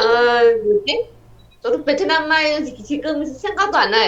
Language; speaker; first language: Korean; non-native, learner; Vietnamese